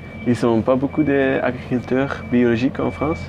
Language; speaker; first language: French; non-native, learner; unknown